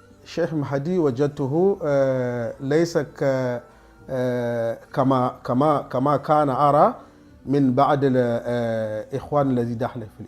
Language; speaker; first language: Arabic; non-native, fluent; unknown